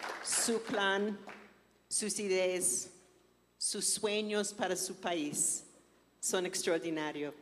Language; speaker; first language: Spanish; non-native, fluent; English